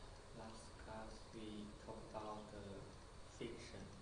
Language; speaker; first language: English; non-native, learner; Chinese